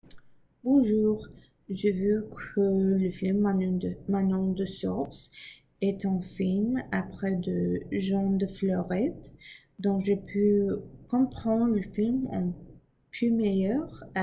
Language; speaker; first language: French; non-native, learner; English